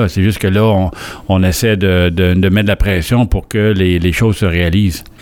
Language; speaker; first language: French; native; French